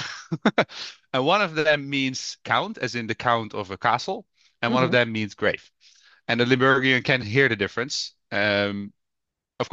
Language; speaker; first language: English; non-native, fluent; Dutch